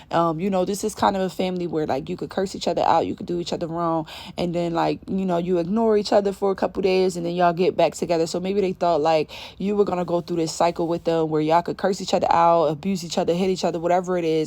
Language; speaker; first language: English; native; English